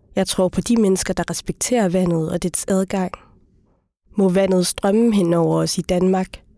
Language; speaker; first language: Danish; early bilingual, other home language; Somali